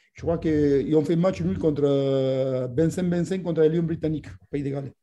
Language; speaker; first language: French; non-native, fluent; Spanish